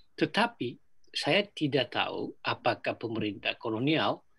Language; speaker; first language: Indonesian; non-native, fluent; Japanese